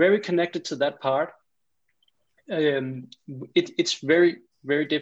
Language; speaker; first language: English; non-native, fluent; Danish